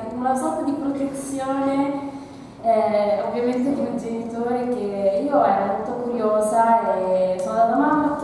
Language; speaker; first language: Italian; early bilingual, other home language; Arabic